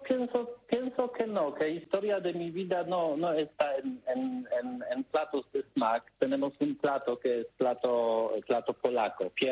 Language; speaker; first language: Spanish; non-native, learner; Polish